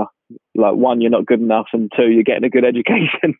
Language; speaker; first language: English; native; English